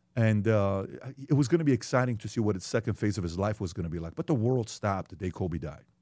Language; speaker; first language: English; early bilingual, other home language; Persian